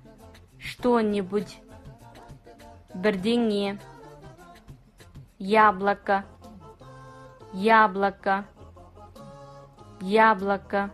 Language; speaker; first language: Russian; non-native, fluent; Kazakh